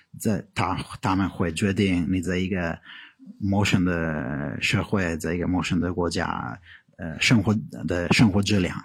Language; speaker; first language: Chinese; non-native, fluent; Italian